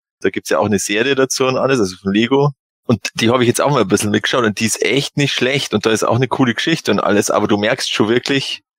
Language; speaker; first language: German; native; German